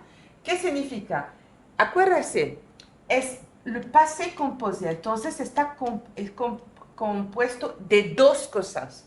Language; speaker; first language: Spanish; non-native, learner; French